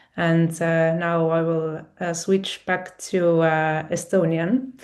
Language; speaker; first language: English; non-native, fluent; Estonian